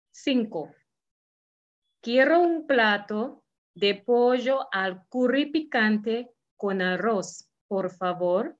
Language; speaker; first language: Spanish; non-native, fluent; English